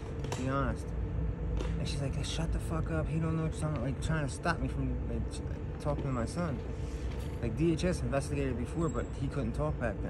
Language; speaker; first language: English; native; English